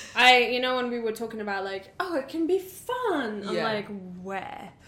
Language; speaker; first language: English; non-native, fluent; Latvian